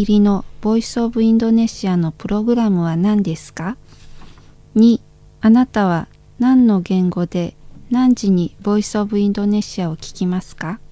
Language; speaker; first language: Japanese; non-native, fluent; Indonesian